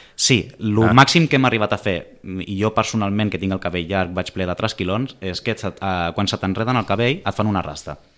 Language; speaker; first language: Catalan; native; Catalan